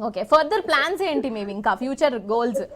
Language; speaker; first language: Telugu; native; Telugu